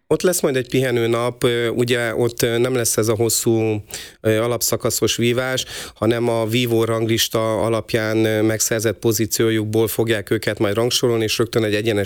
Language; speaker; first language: Hungarian; native; Hungarian